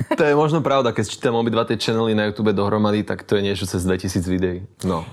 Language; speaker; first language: Slovak; native; Slovak